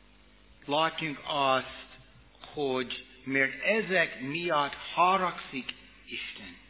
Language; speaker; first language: Hungarian; non-native, fluent; English